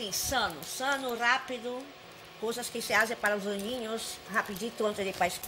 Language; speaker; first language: Spanish; non-native, fluent; Portuguese